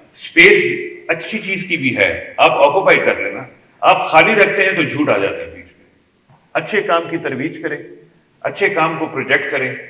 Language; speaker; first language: Urdu; non-native, local second language; Kashmiri